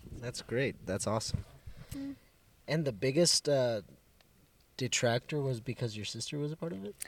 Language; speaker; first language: English; early bilingual, other home language; Spanish